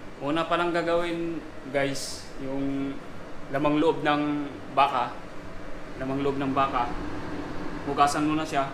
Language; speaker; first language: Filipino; non-native, local second language; Cebuano